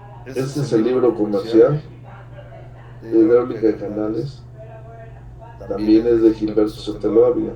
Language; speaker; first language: Spanish; native; Spanish